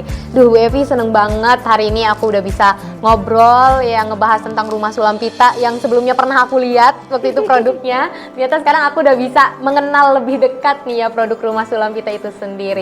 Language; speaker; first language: Indonesian; native; Indonesian